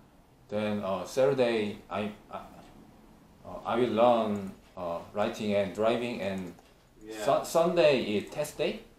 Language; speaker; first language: English; non-native, learner; Korean